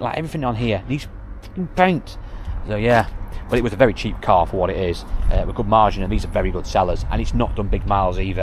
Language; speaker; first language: English; native; English